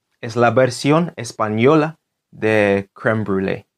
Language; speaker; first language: Spanish; non-native, fluent; English